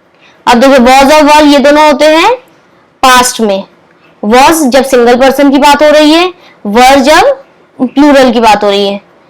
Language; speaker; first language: Hindi; native; Hindi